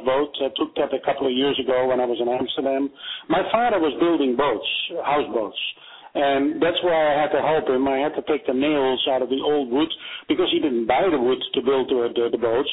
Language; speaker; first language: English; non-native, fluent; Dutch